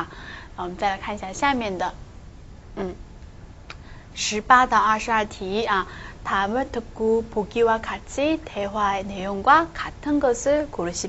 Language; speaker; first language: Korean; non-native, fluent; Chinese